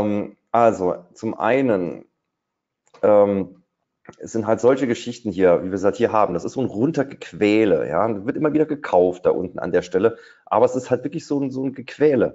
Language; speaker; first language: German; native; German